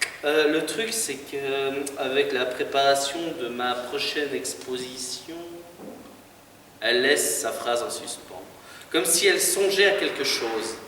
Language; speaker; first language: French; native; French